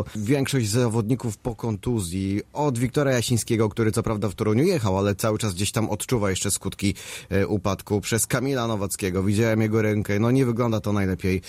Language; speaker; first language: Polish; native; Polish